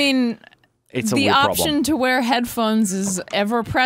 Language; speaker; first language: English; native; English